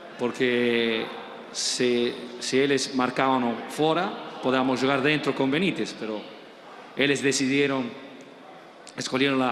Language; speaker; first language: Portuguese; non-native, learner; Spanish